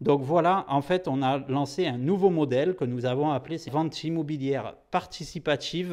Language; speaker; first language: French; native; French